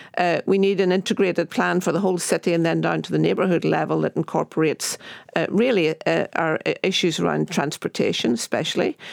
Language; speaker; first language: English; native; English